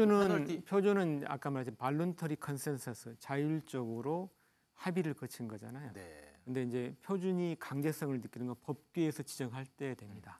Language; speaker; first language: Korean; native; Korean